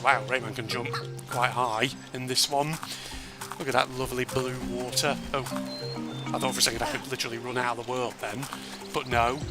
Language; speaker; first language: English; native; English